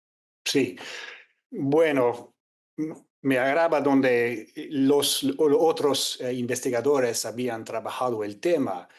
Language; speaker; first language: Spanish; non-native, fluent; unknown